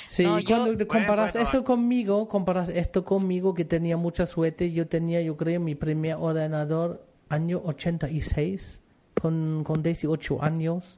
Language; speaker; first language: Spanish; non-native, fluent; German